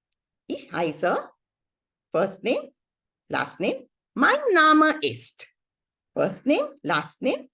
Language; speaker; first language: German; non-native, fluent; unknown